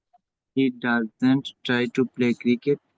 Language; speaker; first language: English; non-native, learner; Bangla